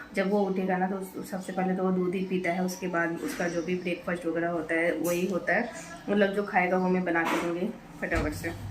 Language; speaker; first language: Hindi; native; Hindi